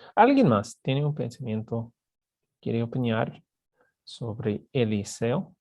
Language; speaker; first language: Spanish; non-native, fluent; English